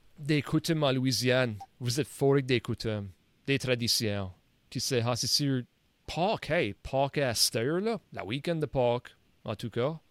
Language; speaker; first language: French; native; French